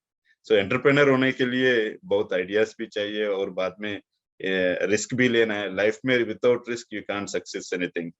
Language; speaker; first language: Hindi; non-native, local second language; Telugu